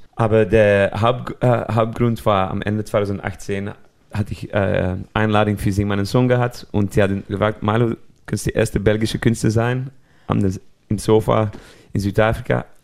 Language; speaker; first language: German; non-native, fluent; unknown